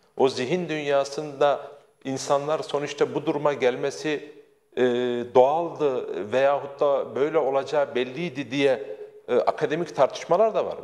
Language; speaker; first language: Turkish; early bilingual, heritage; Turkish